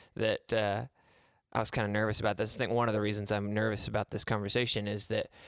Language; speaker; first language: English; native; English